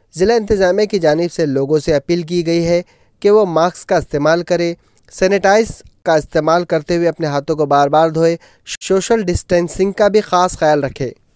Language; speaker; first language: Urdu; native; Urdu